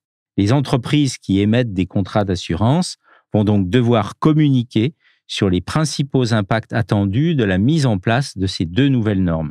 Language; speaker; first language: French; native; French